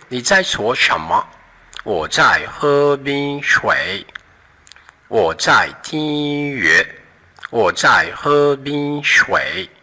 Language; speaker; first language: Chinese; non-native, fluent; Portuguese